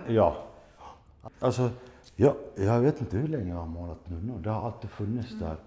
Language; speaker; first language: Swedish; early bilingual, other home language; Portuguese